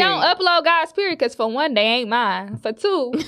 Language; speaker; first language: English; native; English